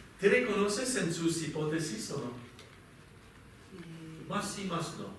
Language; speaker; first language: Spanish; non-native, fluent; French